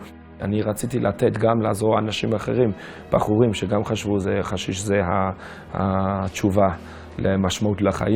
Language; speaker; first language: Hebrew; non-native, fluent; English